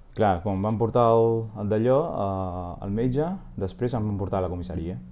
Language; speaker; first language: Catalan; non-native, fluent; Arabic